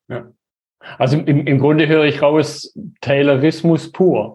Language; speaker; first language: German; native; German